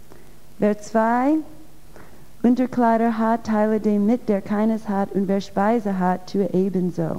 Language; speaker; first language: German; non-native, fluent; English